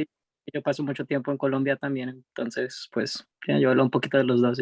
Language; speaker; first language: Spanish; non-native, learner; English